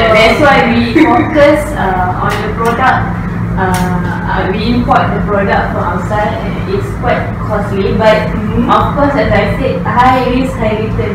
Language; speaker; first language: English; non-native, local second language; Malay